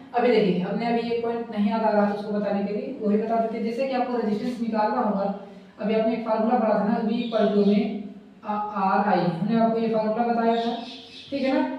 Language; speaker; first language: Hindi; native; Hindi